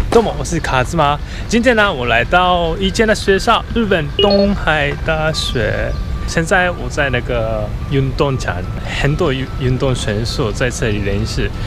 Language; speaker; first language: Chinese; non-native, fluent; Japanese